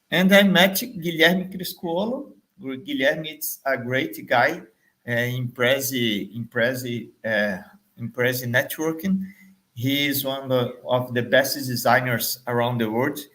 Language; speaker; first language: English; non-native, fluent; Portuguese